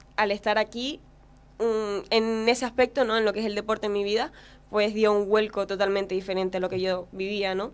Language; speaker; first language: Spanish; native; Spanish